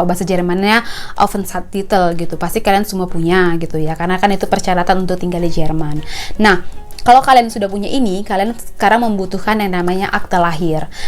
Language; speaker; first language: Indonesian; native; Indonesian